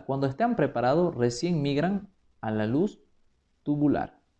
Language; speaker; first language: Spanish; native; Spanish